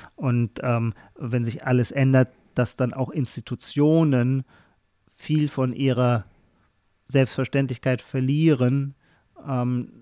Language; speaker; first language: German; native; German